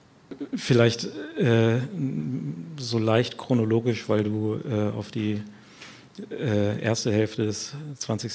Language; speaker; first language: German; native; German